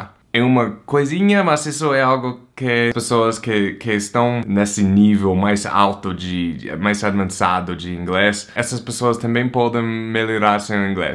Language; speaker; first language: Portuguese; non-native, fluent; English